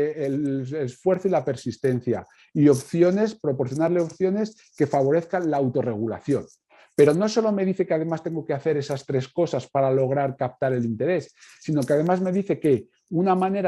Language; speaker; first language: Spanish; native; Spanish